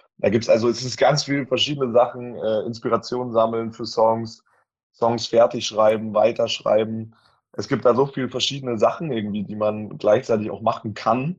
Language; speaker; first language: German; native; German